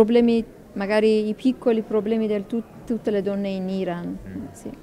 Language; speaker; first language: Italian; non-native, learner; Persian